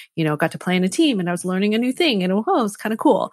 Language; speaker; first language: English; native; English